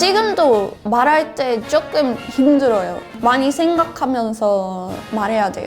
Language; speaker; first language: Korean; non-native, fluent; English